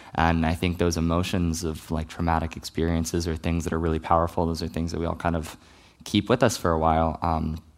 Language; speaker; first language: English; native; English